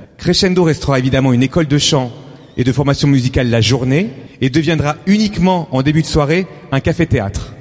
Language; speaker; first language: French; native; French